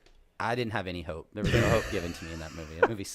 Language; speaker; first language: English; native; English